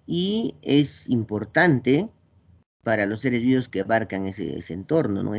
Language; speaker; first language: Spanish; native; Spanish